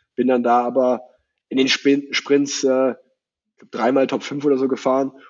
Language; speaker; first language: German; native; German